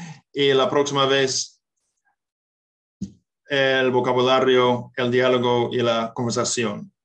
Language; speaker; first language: Spanish; non-native, fluent; English